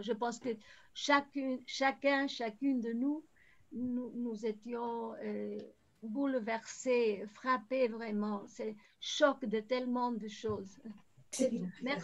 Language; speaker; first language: French; non-native, fluent; Spanish